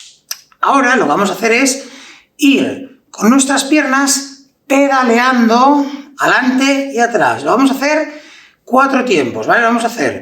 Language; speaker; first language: Spanish; native; Spanish